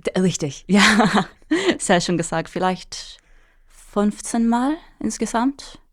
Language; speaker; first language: German; non-native, fluent; English